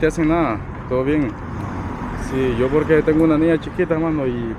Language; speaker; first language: Spanish; native; Spanish